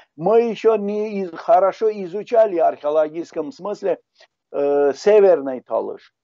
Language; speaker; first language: Russian; non-native, local second language; Talysh